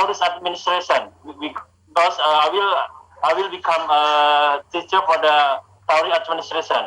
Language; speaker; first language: English; non-native, learner; Indonesian